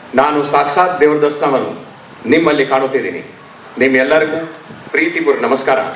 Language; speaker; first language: Kannada; non-native, local second language; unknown